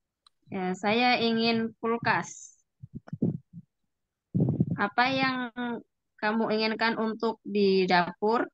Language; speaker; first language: Indonesian; native; Indonesian